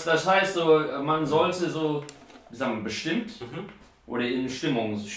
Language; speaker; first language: German; non-native, learner; English